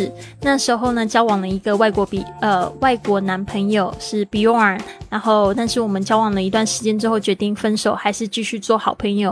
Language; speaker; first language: Chinese; native; Chinese